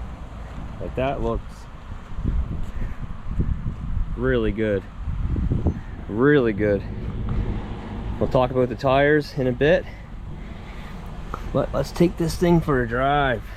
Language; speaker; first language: English; native; English